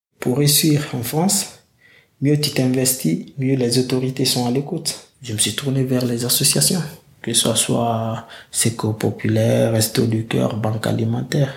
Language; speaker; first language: French; non-native, local second language; Fula